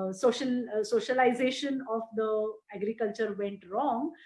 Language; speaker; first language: English; non-native, local second language; Marathi